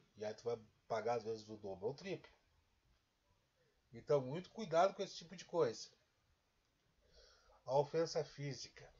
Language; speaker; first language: Portuguese; native; Portuguese